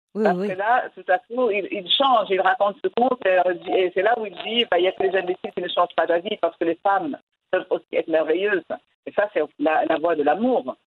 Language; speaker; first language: French; non-native, local second language; Arabic